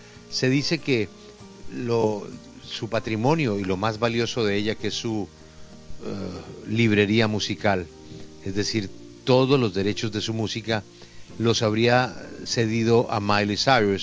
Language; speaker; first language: Spanish; native; Spanish